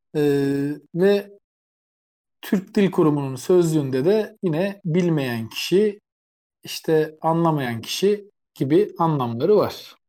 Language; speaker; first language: Turkish; native; Turkish